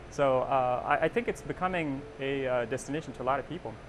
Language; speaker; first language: English; non-native, local second language; Persian